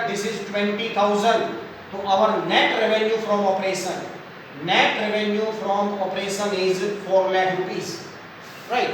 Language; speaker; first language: English; non-native, local second language; Hindi